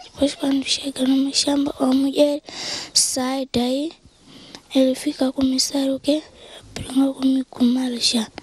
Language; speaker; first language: Portuguese; non-native, local second language; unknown